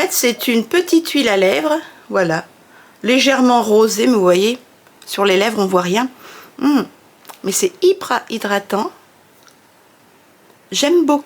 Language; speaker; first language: French; native; French